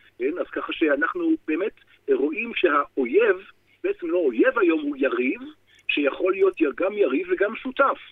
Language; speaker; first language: Hebrew; native; Hebrew